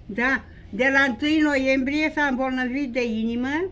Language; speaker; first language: Romanian; early bilingual, other home language; Bulgarian